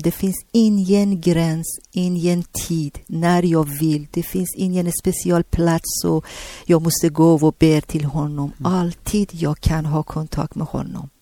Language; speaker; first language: Swedish; non-native, learner; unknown